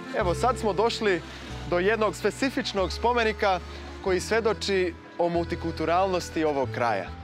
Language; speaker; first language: Serbian; non-native, fluent; Portuguese